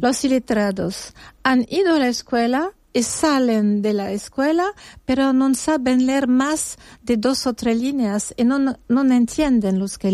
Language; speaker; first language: Spanish; non-native, fluent; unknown